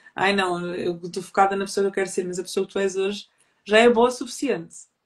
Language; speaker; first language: Portuguese; native; Portuguese